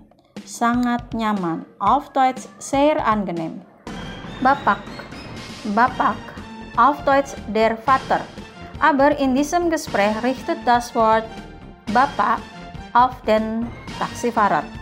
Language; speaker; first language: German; non-native, fluent; Indonesian